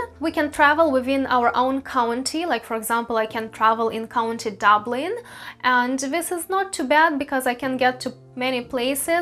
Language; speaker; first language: English; non-native, fluent; Russian